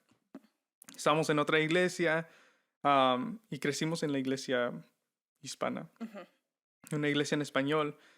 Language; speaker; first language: Spanish; early bilingual, heritage; Spanish